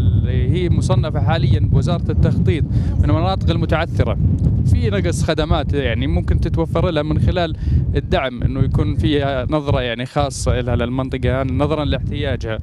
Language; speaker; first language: Arabic; native; Arabic